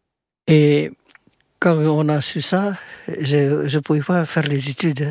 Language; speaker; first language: French; non-native, fluent; Indonesian